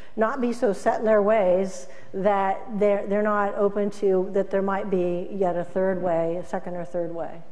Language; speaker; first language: English; native; English